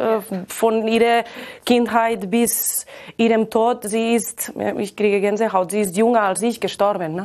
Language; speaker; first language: German; non-native, fluent; Catalan